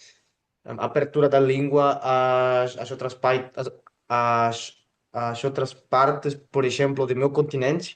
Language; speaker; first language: Portuguese; non-native, fluent; Spanish